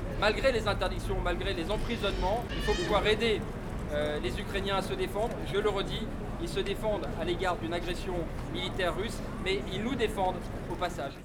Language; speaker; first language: French; native; French